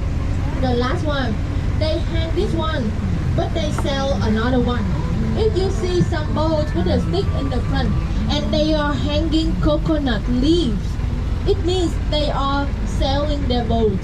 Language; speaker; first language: English; non-native, fluent; Vietnamese